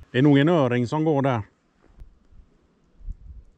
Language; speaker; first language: Swedish; native; Swedish